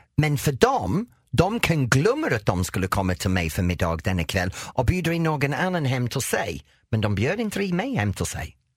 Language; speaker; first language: Swedish; non-native, fluent; English